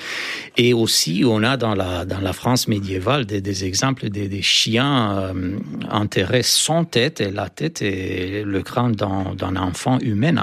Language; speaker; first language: French; non-native, fluent; Romanian